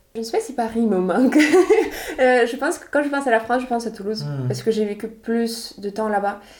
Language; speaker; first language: French; non-native, fluent; Russian